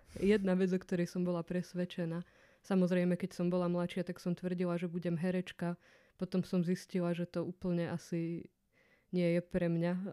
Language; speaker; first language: Slovak; native; Slovak